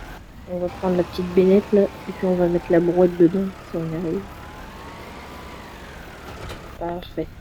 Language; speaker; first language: French; native; French